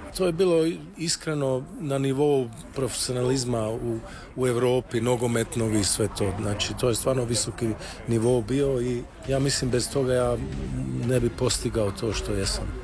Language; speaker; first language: Croatian; early bilingual, heritage; Croatian